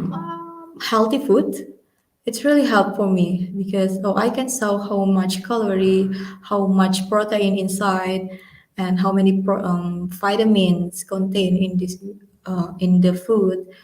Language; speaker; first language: English; non-native, learner; Indonesian